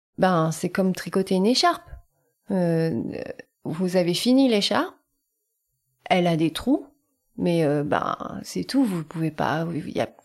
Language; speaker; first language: French; early bilingual, other home language; Vietnamese